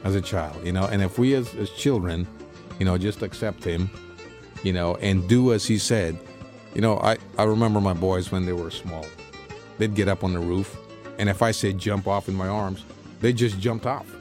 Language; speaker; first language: English; native; English